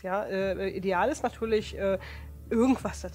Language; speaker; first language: German; native; German